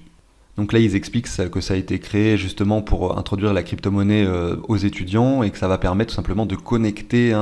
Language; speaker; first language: French; native; French